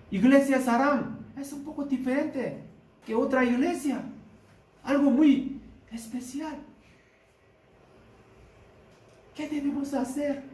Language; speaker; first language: Spanish; non-native, learner; Korean